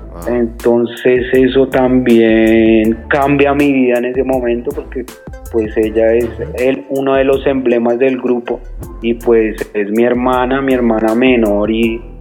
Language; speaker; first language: Spanish; native; Spanish